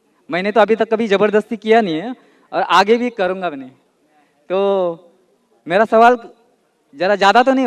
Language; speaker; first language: Hindi; non-native, local second language; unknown